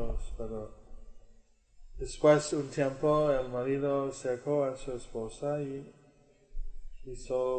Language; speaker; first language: Spanish; non-native, learner; English